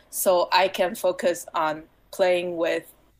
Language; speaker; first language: English; non-native, fluent; Chinese